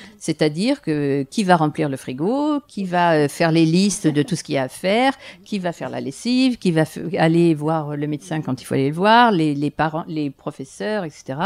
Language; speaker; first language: French; native; French